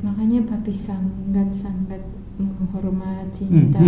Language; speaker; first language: Indonesian; non-native, fluent; Japanese